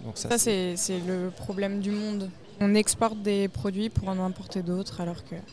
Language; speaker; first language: French; native; French